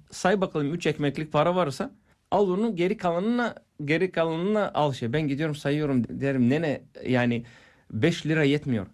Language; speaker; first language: Turkish; non-native, fluent; Bulgarian